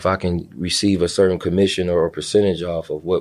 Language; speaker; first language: English; native; English